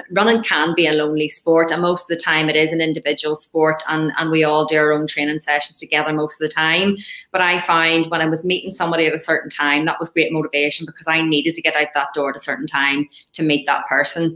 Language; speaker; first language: English; native; English